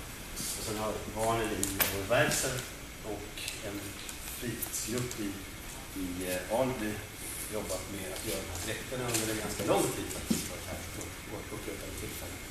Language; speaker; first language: Swedish; native; Swedish